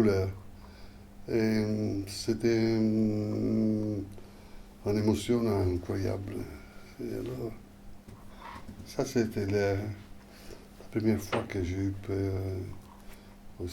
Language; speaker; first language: French; non-native, fluent; Italian